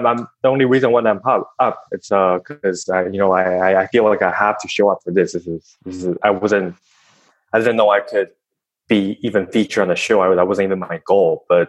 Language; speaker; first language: English; non-native, fluent; Chinese